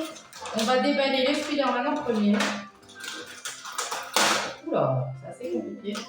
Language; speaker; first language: French; native; French